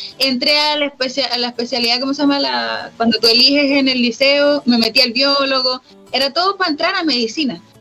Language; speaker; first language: Spanish; native; Spanish